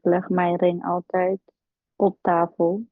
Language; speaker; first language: Dutch; non-native, learner; Turkish